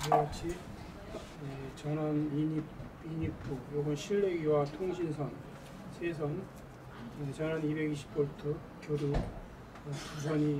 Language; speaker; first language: Korean; native; Korean